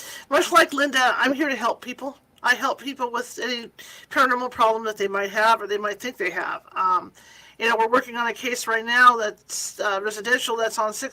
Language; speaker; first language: English; native; English